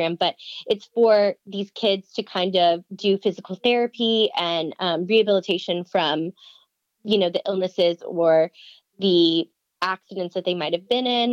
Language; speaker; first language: English; native; English